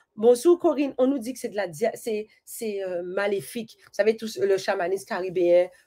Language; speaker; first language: French; native; French